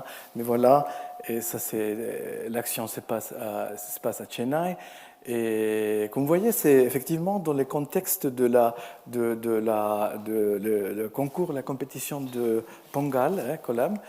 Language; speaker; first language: French; non-native, fluent; Spanish